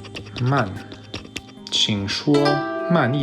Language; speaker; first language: Chinese; non-native, learner; English